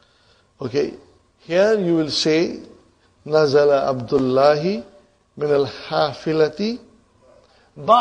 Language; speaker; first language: Arabic; non-native, fluent; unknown